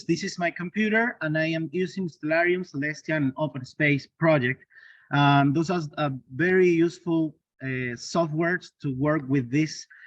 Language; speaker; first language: English; non-native, learner; Spanish